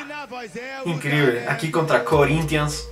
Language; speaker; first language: Portuguese; non-native, learner; Spanish